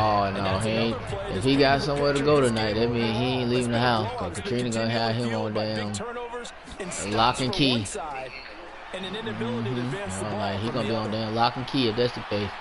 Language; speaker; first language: English; native; English